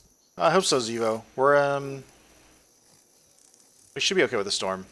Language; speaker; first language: English; native; English